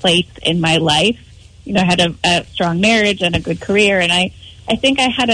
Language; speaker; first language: English; native; English